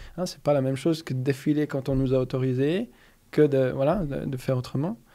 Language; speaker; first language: French; native; French